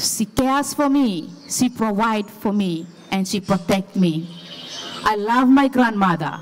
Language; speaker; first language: English; non-native, fluent; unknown